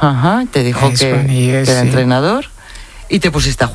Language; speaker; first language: Spanish; native; Spanish